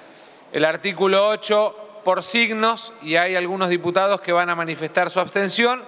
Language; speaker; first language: Spanish; native; Spanish